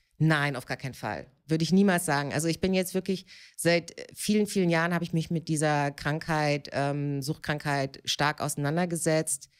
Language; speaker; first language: German; native; German